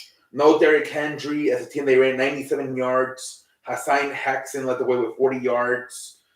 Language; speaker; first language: English; native; English